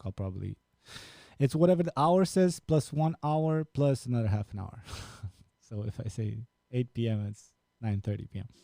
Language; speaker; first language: English; non-native, fluent; Romanian